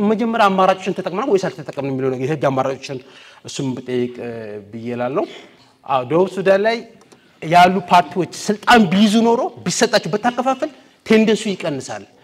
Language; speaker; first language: Amharic; non-native, local second language; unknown